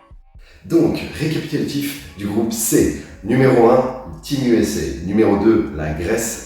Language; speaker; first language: French; native; French